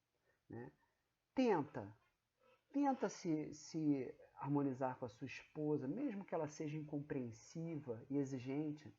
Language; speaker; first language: Portuguese; native; Portuguese